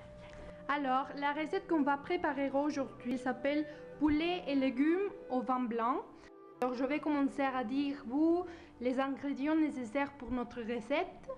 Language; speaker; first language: French; non-native, learner; Spanish